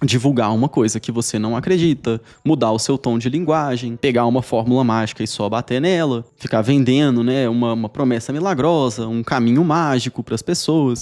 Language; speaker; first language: Portuguese; native; Portuguese